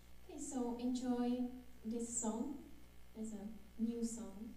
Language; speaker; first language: English; non-native, fluent; Czech